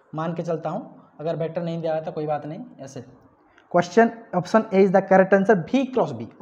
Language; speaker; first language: Hindi; non-native, local second language; Odia